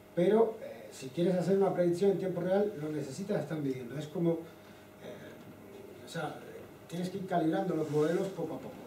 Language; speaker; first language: Spanish; native; Spanish